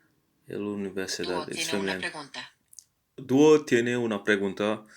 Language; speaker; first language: Spanish; non-native, learner; English